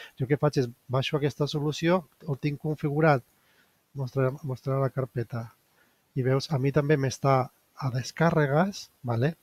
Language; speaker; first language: Catalan; non-native, local second language; Spanish